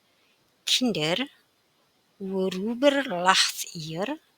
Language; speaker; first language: German; non-native, fluent; Indonesian